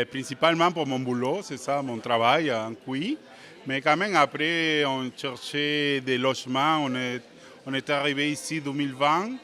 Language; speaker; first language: French; non-native, fluent; Spanish